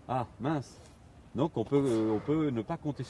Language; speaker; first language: French; native; French